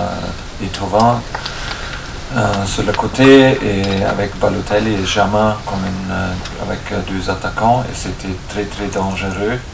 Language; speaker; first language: French; non-native, fluent; German